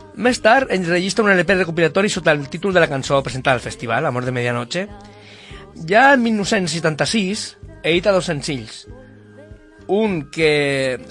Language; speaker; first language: Catalan; non-native, local second language; Spanish